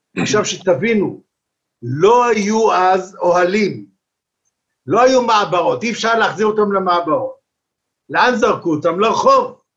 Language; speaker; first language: Hebrew; early bilingual, other home language; Arabic